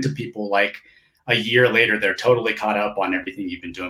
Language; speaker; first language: English; early bilingual, other home language; Japanese